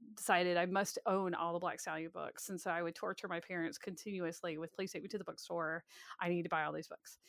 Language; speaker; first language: English; native; English